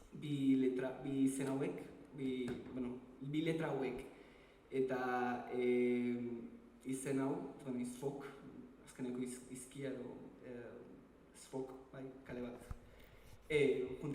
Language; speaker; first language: Basque; early bilingual, other home language; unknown